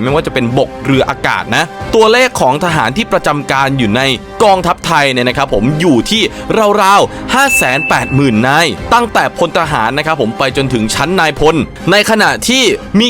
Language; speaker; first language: Thai; native; Thai